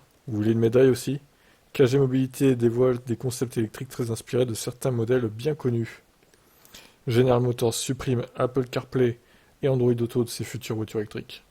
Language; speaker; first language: French; native; French